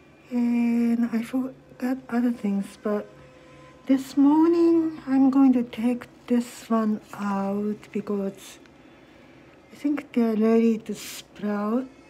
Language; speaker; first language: English; non-native, fluent; Japanese